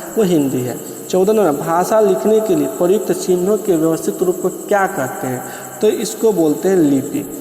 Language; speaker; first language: Hindi; native; Hindi